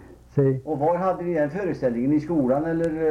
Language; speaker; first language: Swedish; native; Swedish